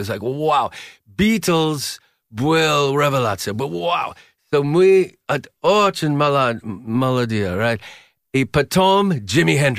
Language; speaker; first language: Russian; non-native, learner; English